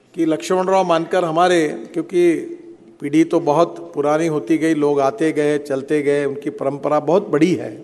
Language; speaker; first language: Hindi; non-native, local second language; Marathi